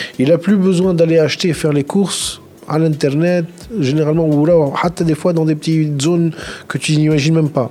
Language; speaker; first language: French; non-native, local second language; Arabic